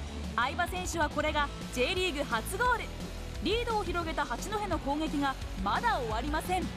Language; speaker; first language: Japanese; native; Japanese